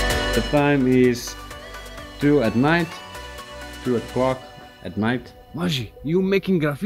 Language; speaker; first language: English; non-native, learner; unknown